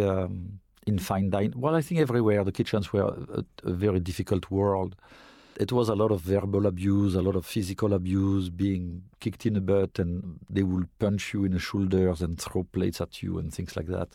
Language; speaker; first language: English; non-native, fluent; French